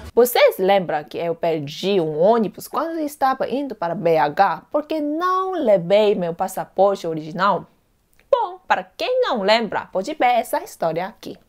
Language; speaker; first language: Portuguese; non-native, fluent; Korean